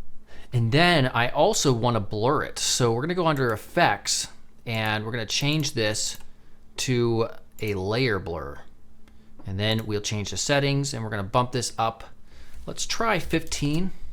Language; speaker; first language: English; native; English